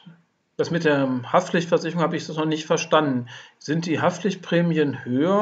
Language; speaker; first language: German; native; German